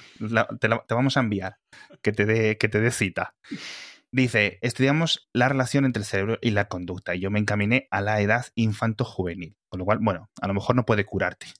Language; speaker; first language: Spanish; native; Spanish